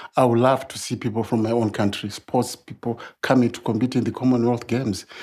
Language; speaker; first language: English; non-native, local second language; Shona